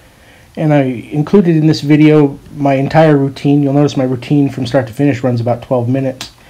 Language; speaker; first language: English; native; English